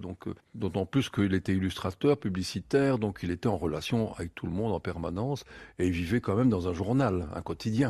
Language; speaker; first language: French; native; French